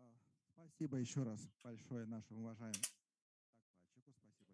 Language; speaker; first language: Russian; native; Russian